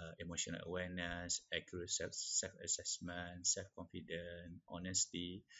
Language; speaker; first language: English; non-native, local second language; Malay